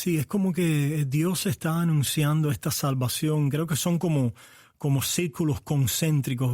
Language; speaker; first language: Spanish; native; Spanish